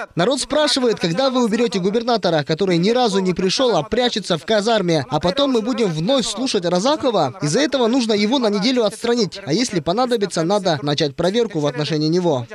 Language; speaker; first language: Russian; non-native, local second language; Kyrgyz